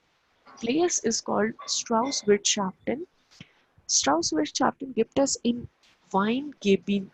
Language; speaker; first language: German; non-native, fluent; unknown